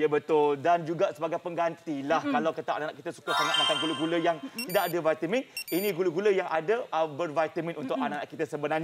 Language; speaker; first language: Malay; native; Malay